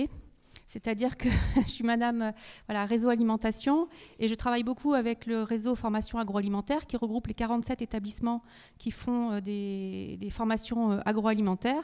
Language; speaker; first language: French; native; French